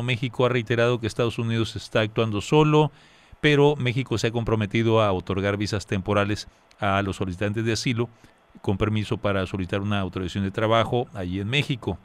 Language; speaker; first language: Spanish; native; Spanish